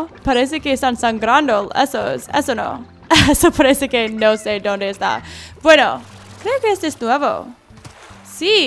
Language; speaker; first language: Spanish; non-native, learner; English